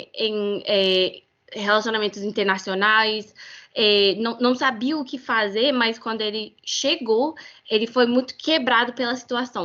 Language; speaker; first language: Portuguese; non-native, fluent; English